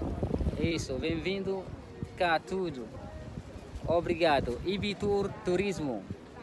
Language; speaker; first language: Portuguese; non-native, learner; Swahili